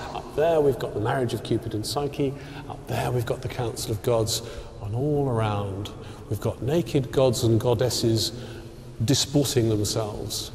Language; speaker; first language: English; native; English